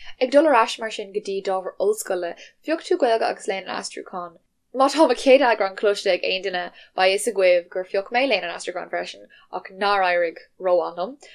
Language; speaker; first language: Irish; non-native, local second language; English